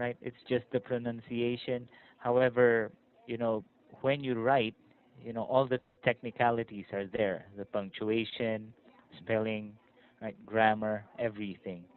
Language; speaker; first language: English; non-native, fluent; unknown